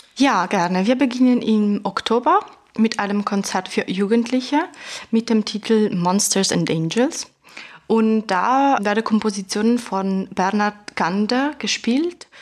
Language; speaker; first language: German; non-native, fluent; Italian